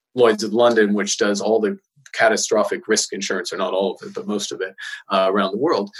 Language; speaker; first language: English; native; English